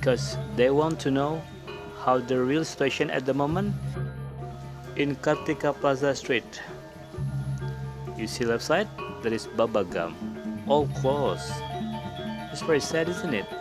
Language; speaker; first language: English; non-native, local second language; Indonesian